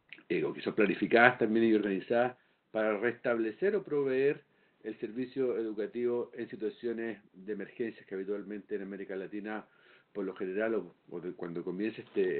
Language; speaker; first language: Spanish; native; Spanish